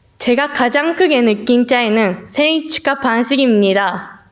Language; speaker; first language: Korean; non-native, learner; Japanese